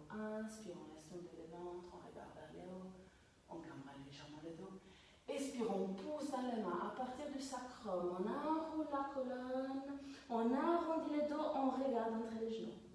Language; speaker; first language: French; non-native, fluent; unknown